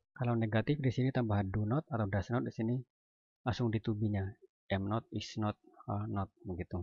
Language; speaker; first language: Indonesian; native; Indonesian